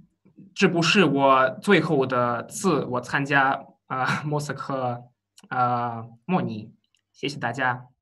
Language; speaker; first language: Chinese; non-native, learner; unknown